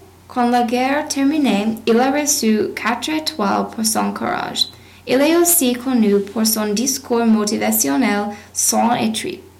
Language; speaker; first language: French; non-native, learner; English